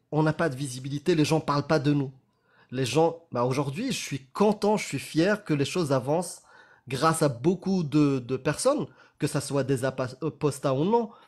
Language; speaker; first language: French; non-native, local second language; Arabic